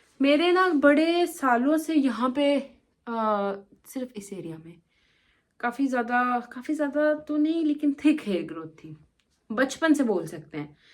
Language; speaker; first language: Urdu; non-native, local second language; Punjabi